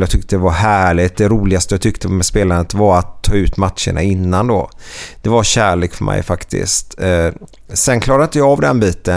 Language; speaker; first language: Swedish; native; Swedish